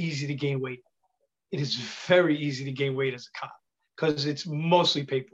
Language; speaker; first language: English; native; English